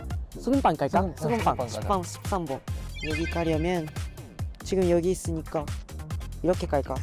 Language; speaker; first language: Korean; non-native, learner; Japanese